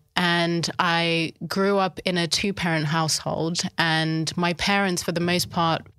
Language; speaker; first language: English; early bilingual, other home language; Shona